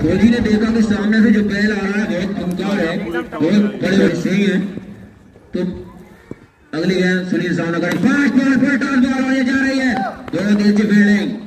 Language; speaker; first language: Hindi; native; Hindi